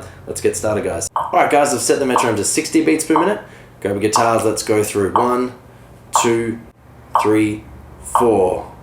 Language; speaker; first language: English; native; English